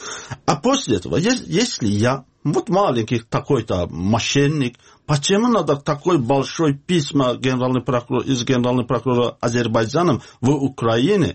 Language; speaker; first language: Russian; non-native, learner; Azerbaijani